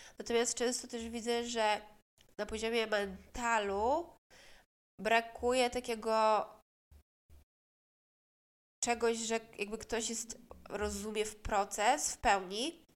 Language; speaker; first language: Polish; native; Polish